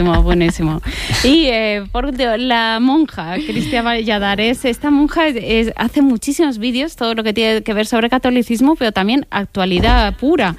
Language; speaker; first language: Spanish; native; Spanish